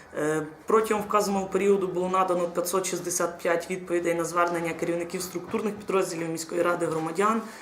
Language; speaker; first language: Ukrainian; native; Ukrainian